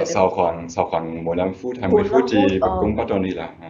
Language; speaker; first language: Vietnamese; non-native, fluent; German